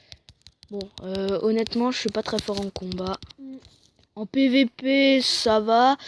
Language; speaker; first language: French; native; French